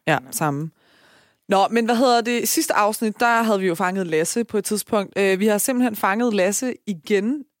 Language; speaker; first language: Danish; native; Danish